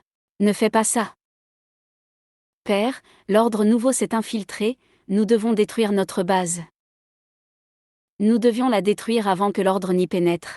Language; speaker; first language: French; native; French